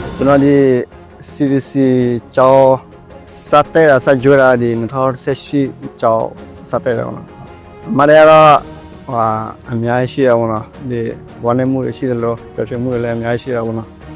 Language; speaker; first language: Burmese; non-native, local second language; S'gaw Karen